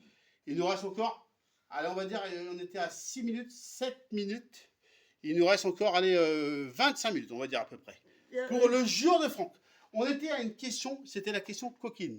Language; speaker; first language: French; native; French